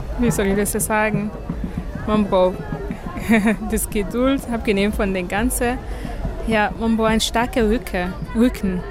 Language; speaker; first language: German; non-native, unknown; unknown